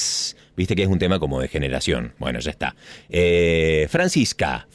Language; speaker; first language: Spanish; native; Spanish